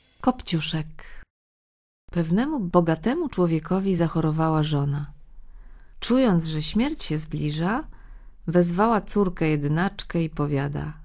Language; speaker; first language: Polish; native; Polish